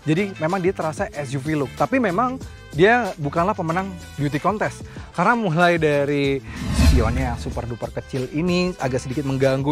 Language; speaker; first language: Indonesian; native; Indonesian